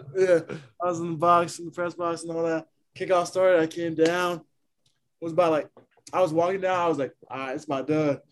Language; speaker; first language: English; non-native, fluent; Haitian Creole